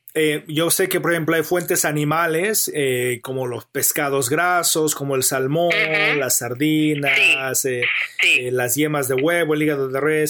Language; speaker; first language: Spanish; native; Spanish